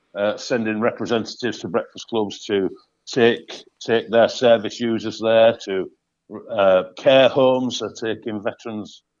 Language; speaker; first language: English; native; English